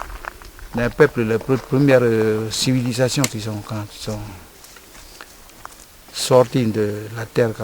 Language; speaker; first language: French; non-native, local second language; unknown